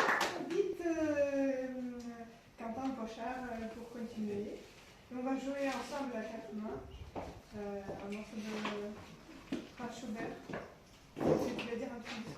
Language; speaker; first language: French; non-native, fluent; Ukrainian